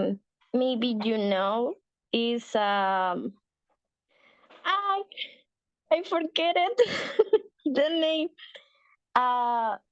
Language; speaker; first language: English; non-native, learner; Spanish